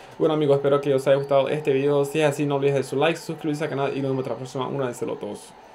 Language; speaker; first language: Spanish; non-native, fluent; Turkish